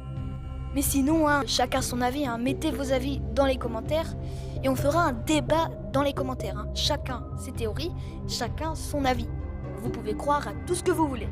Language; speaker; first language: French; native; French